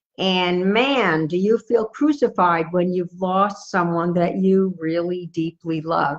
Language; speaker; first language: English; native; English